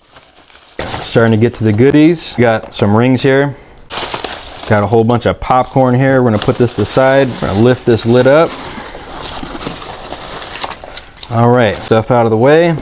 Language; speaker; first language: English; native; English